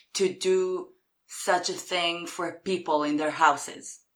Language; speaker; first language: English; non-native, fluent; Hebrew